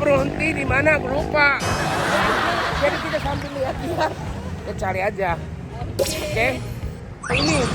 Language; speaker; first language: Indonesian; non-native, fluent; Japanese